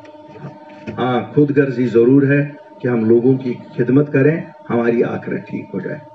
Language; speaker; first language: Hindi; non-native, local second language; Kashmiri